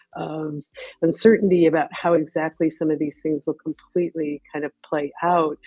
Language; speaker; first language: English; native; English